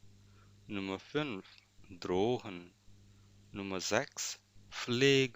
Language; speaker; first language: German; non-native, fluent; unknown